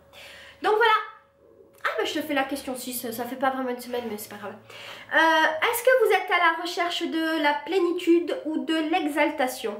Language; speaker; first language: French; native; French